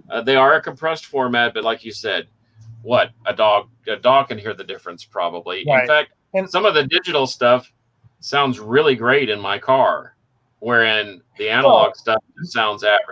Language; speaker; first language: English; native; English